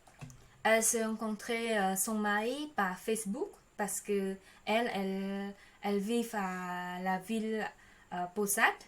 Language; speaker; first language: French; non-native, learner; Khmer